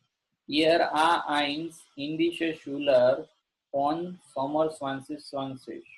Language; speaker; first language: German; non-native, fluent; Gujarati